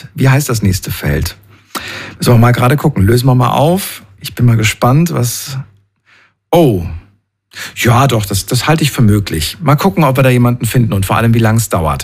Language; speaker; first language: German; native; German